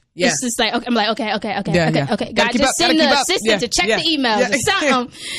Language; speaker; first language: English; native; English